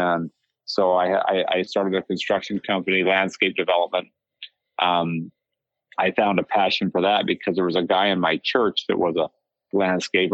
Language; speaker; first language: English; native; English